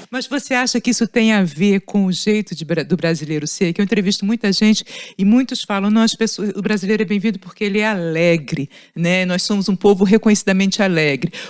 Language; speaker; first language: Portuguese; native; Portuguese